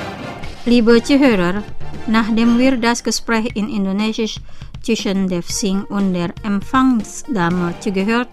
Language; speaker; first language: German; non-native, fluent; Indonesian